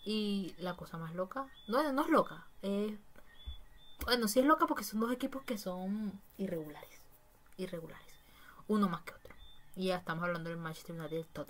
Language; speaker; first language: Spanish; native; Spanish